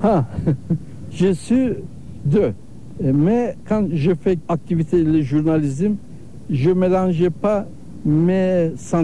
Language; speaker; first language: French; non-native, learner; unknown